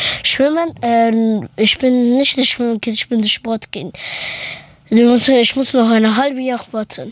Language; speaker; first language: German; early bilingual, other home language; Persian